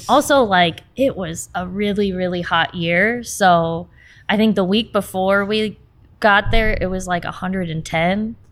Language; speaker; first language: English; early bilingual, other home language; Portuguese